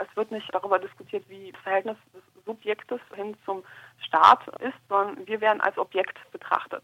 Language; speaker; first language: German; native; German